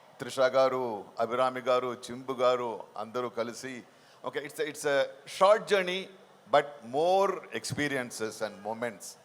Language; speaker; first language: Telugu; non-native, local second language; Tamil